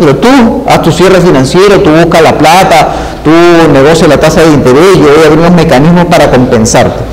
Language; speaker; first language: Spanish; native; Spanish